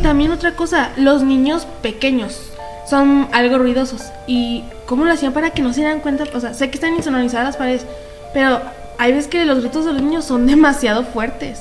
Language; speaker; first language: Spanish; native; Spanish